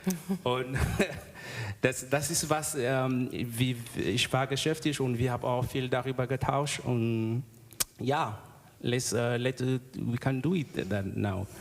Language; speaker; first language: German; non-native, learner; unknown